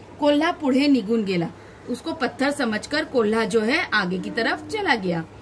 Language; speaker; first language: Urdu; native; Urdu